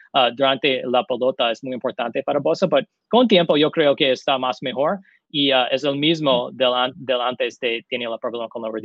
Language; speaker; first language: Spanish; non-native, learner; English